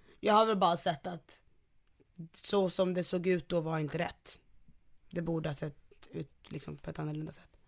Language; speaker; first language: Swedish; early bilingual, other home language; Ganda